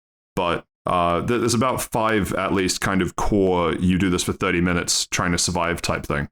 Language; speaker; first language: English; native; English